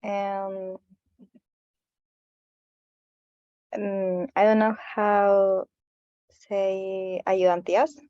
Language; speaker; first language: English; non-native, learner; Spanish